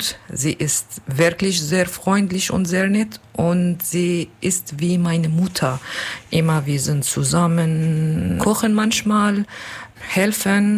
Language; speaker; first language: German; non-native, learner; Kurdish